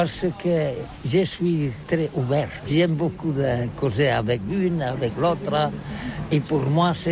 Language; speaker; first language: French; non-native, learner; Catalan